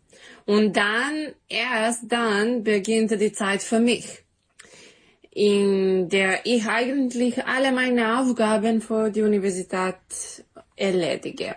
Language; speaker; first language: German; non-native, learner; Serbian